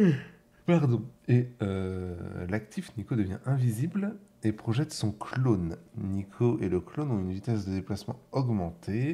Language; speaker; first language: French; native; French